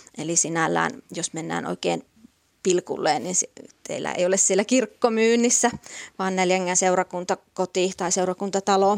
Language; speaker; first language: Finnish; native; Finnish